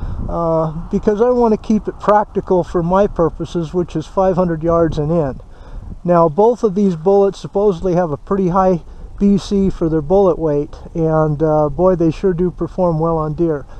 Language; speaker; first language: English; native; English